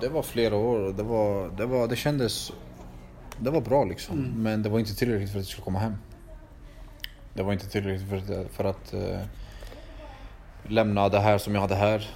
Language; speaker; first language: Swedish; early bilingual, other home language; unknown